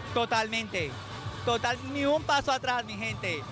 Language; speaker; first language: Spanish; native; Spanish